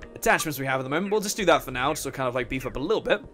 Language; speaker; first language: English; native; English